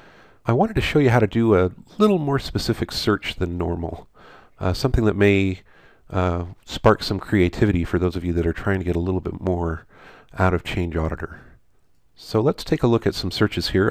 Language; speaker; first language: English; native; English